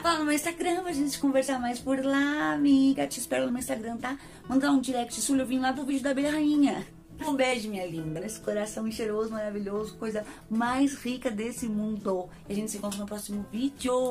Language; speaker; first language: Portuguese; native; Portuguese